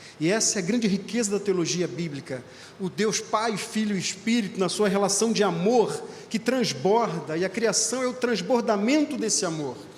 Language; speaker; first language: Portuguese; native; Portuguese